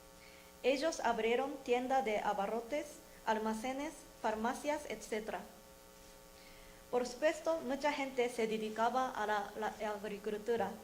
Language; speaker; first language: Spanish; non-native, learner; Japanese